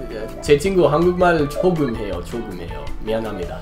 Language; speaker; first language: Korean; non-native, learner; English